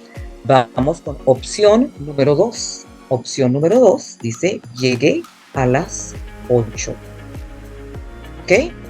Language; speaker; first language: Spanish; non-native, fluent; English